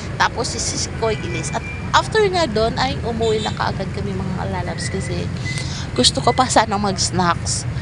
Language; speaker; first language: Filipino; non-native, local second language; Cebuano